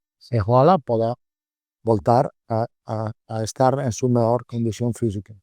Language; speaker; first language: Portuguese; non-native, learner; Italian